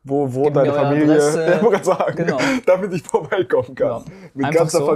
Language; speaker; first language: German; native; German